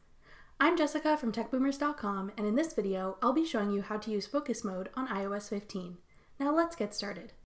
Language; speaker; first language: English; native; English